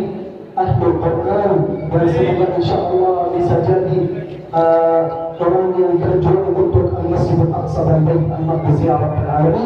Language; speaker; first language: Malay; non-native, fluent; Arabic